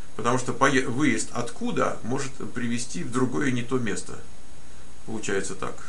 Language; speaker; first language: Russian; native; Russian